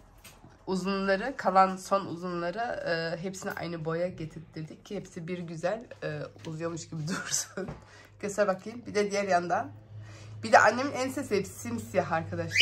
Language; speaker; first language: Turkish; early bilingual, heritage; Turkish